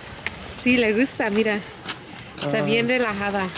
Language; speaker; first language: Spanish; early bilingual, heritage; Spanish